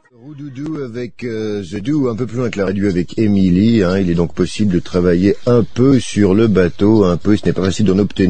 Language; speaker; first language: French; native; French